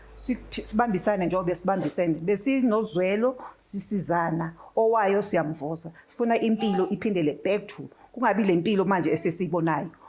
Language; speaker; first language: Zulu; native; Zulu